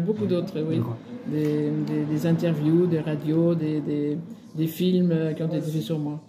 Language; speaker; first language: French; early bilingual, other home language; Spanish